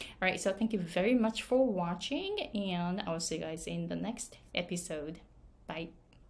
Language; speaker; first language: English; non-native, fluent; Japanese